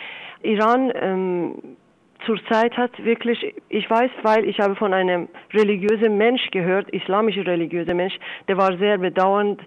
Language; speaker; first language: German; non-native, fluent; Persian